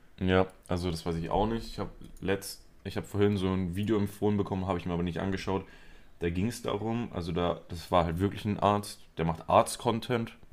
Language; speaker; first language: German; early bilingual, other home language; Spanish